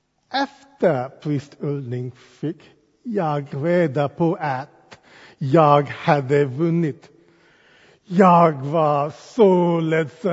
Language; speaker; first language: Swedish; non-native, fluent; English